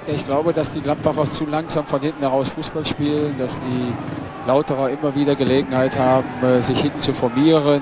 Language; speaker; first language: German; native; German